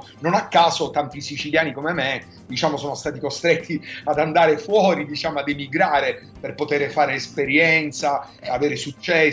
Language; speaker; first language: Italian; native; Italian